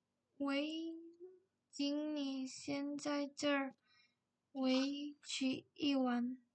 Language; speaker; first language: Chinese; non-native, learner; Indonesian